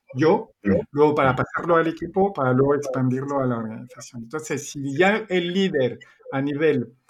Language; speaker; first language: Spanish; non-native, fluent; French